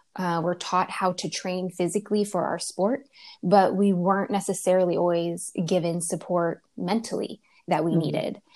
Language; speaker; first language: English; early bilingual, other home language; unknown